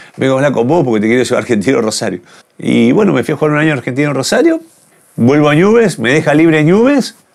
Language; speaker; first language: Spanish; native; Spanish